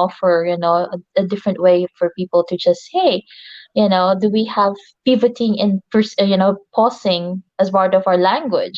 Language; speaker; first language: English; non-native, local second language; Filipino